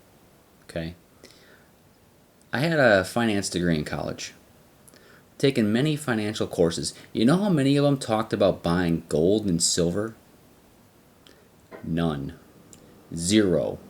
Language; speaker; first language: English; native; English